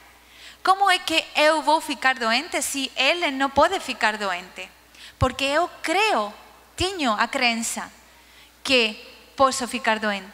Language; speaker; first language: Portuguese; non-native, learner; Spanish